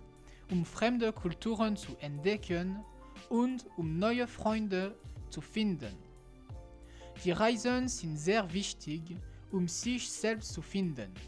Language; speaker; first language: German; non-native, learner; French